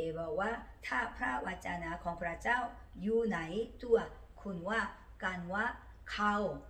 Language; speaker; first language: Thai; non-native, learner; Korean